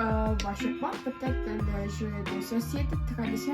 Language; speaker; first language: French; non-native, fluent; Malay